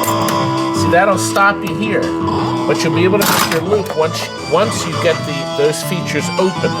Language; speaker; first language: English; native; English